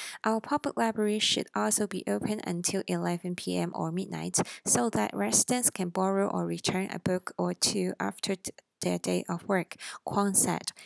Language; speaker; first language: English; non-native, local second language; Cantonese